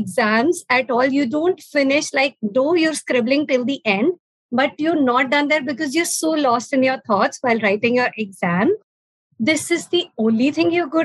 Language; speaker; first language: English; non-native, local second language; Punjabi